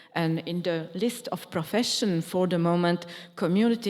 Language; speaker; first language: English; non-native, fluent; Czech